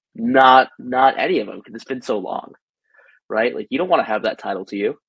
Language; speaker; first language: English; native; English